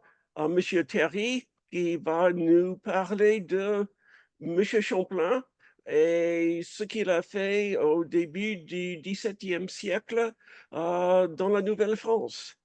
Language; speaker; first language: French; non-native, fluent; English